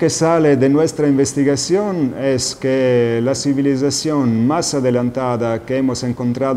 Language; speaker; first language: Spanish; non-native, fluent; Italian